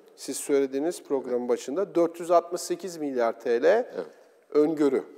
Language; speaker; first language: Turkish; native; Turkish